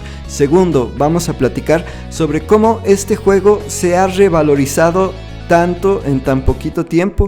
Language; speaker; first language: Spanish; native; Spanish